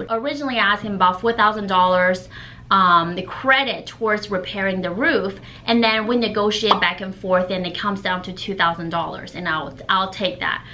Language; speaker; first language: English; non-native, fluent; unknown